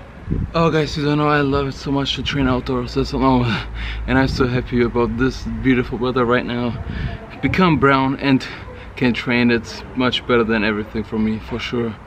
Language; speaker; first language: English; non-native, fluent; German